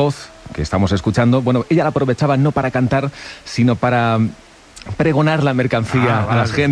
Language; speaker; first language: Spanish; native; Spanish